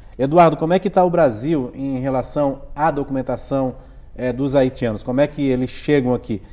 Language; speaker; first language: Portuguese; native; Portuguese